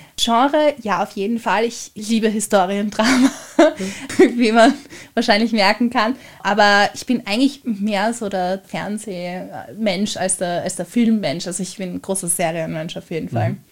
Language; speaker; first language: German; native; German